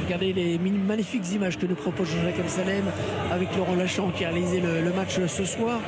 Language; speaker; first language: French; native; French